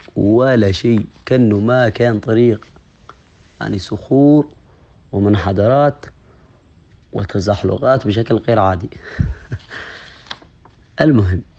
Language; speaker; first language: Arabic; non-native, local second language; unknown